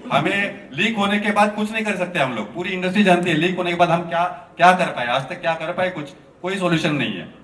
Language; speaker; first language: Hindi; non-native, local second language; Marathi